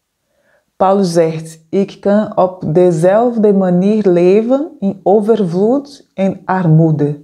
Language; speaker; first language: Dutch; non-native, fluent; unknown